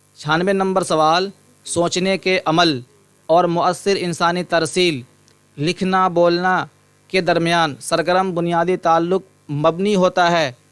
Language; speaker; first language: Urdu; native; Urdu